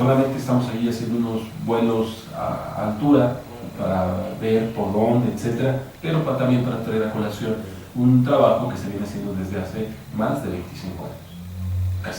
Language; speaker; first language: Spanish; native; Spanish